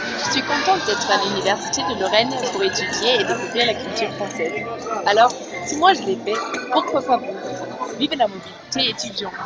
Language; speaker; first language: French; non-native, fluent; German